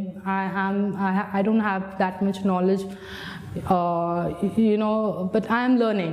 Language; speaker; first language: English; non-native, local second language; Hindi